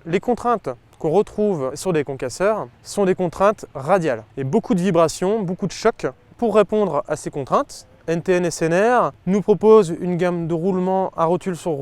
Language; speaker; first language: French; native; French